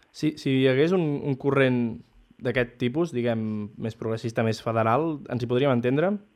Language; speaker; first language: Catalan; native; Catalan